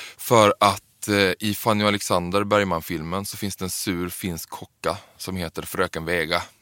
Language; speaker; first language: Swedish; native; Swedish